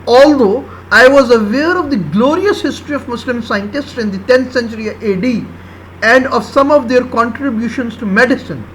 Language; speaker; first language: English; non-native, local second language; Urdu